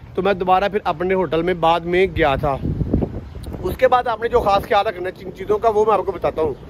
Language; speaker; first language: Urdu; non-native, local second language; Punjabi